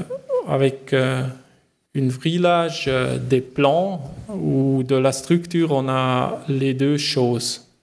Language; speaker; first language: French; non-native, learner; German